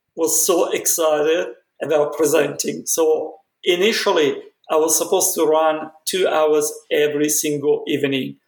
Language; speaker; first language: English; non-native, fluent; Italian